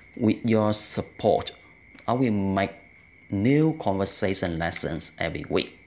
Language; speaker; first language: English; non-native, fluent; Vietnamese